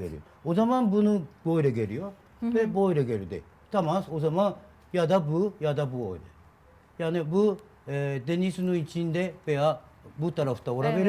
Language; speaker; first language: Turkish; non-native, learner; Japanese